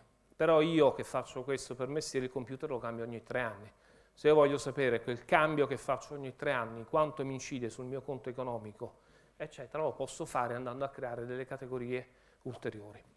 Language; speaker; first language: Italian; native; Italian